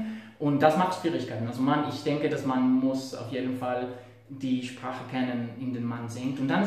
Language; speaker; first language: German; non-native, fluent; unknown